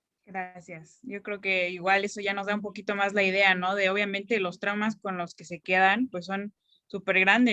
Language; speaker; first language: Spanish; native; Spanish